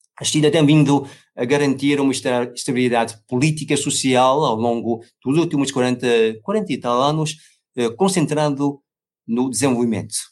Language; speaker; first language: Portuguese; non-native, fluent; Chinese